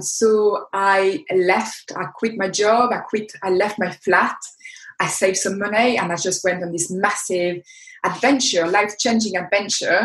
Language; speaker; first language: English; non-native, fluent; French